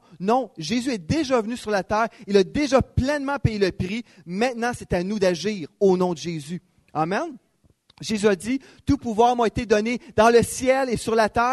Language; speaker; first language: French; native; French